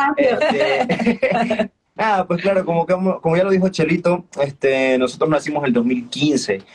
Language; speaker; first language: Spanish; native; Spanish